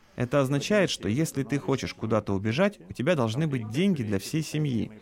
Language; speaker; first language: Russian; non-native, local second language; Lithuanian